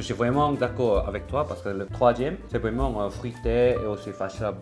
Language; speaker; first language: French; non-native, learner; Korean